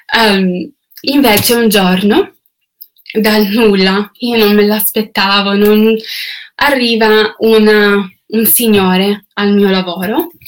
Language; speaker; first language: Italian; non-native, fluent; English